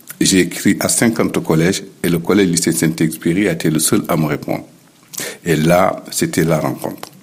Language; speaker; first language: French; non-native, local second language; Fula